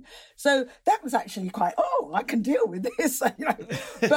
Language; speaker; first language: English; native; English